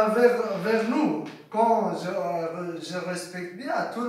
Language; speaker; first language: French; non-native, learner; Persian